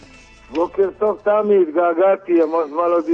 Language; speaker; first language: Hebrew; native; Hebrew